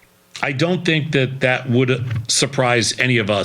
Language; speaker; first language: English; native; English